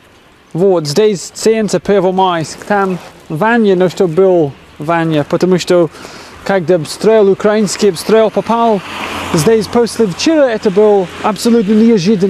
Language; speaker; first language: Russian; non-native, learner; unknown